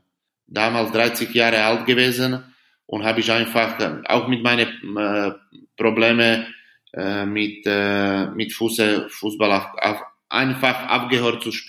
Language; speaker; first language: German; non-native, fluent; Slovak